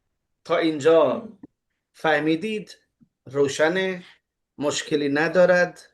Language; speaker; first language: Persian; non-native, fluent; Urdu